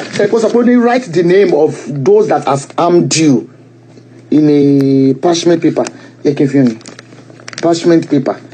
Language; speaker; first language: English; non-native, local second language; Yoruba